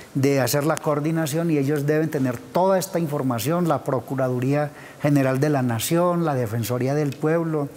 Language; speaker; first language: Spanish; native; Spanish